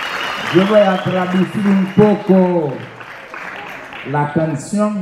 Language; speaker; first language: Spanish; non-native, fluent; Haitian Creole